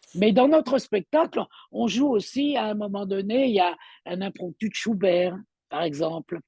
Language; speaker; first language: French; native; French